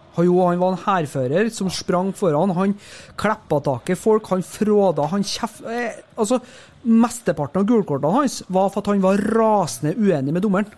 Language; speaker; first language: Norwegian; native; Norwegian